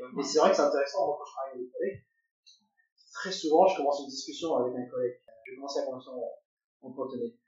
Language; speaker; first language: French; early bilingual, other home language; Cantonese